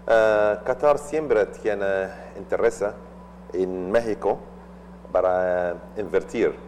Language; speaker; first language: Spanish; non-native, learner; Arabic